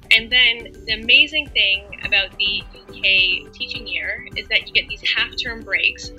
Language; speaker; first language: English; native; English